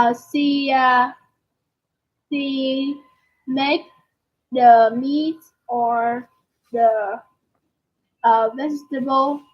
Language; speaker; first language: English; non-native, learner; Vietnamese